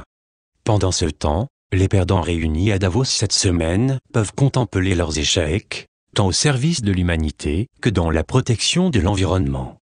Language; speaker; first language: French; native; French